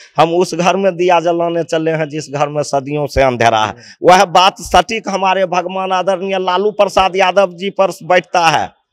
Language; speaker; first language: Hindi; native; Hindi